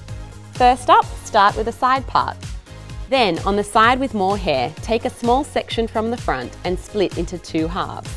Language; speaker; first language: English; native; English